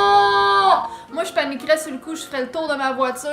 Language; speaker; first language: French; native; French